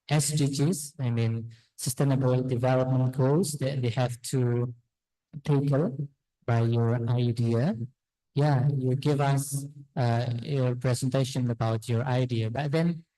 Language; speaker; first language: English; non-native, fluent; Indonesian